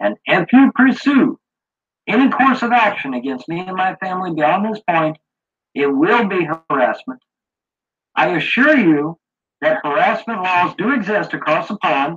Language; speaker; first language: English; native; English